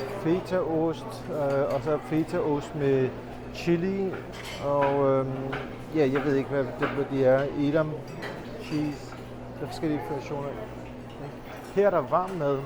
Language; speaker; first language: Danish; early bilingual, other home language; Urdu